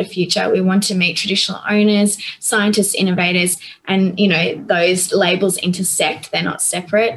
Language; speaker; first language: English; native; English